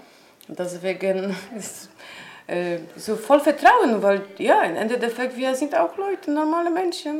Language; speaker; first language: German; non-native, learner; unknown